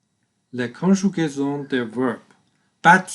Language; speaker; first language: French; non-native, learner; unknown